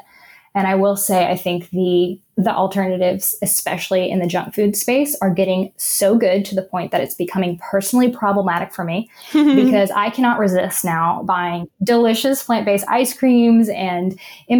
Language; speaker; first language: English; native; English